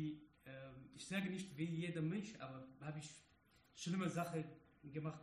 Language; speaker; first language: German; non-native, learner; Arabic